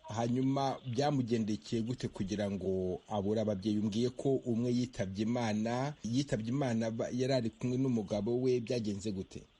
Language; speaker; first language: Kinyarwanda; native; Kinyarwanda